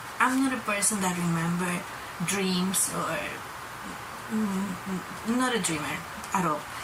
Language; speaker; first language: English; non-native, fluent; Spanish